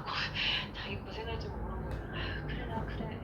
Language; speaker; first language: Korean; native; Korean